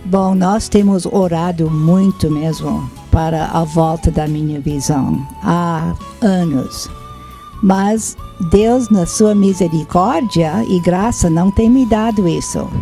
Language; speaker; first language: Portuguese; non-native, fluent; English